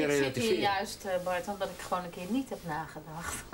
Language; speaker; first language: Dutch; native; Dutch